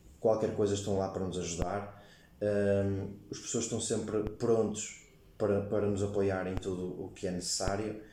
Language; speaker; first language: Portuguese; native; Portuguese